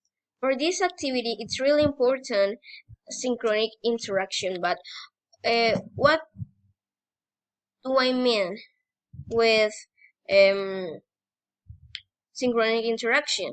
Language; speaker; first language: English; non-native, learner; Spanish